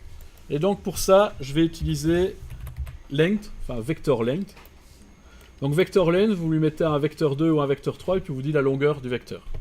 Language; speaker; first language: French; native; French